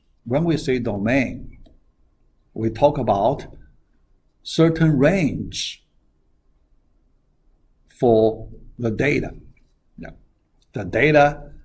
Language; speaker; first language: English; non-native, fluent; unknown